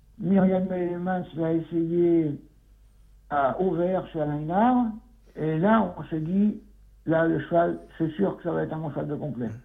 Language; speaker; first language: French; native; French